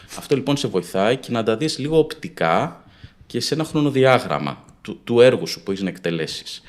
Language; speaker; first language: Greek; native; Greek